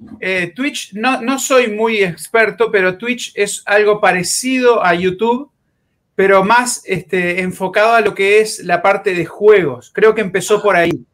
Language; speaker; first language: Spanish; native; Spanish